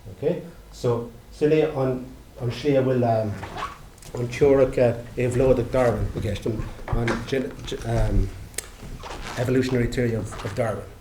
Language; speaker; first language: Irish; non-native, local second language; English